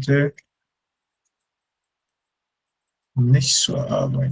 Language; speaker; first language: German; non-native, fluent; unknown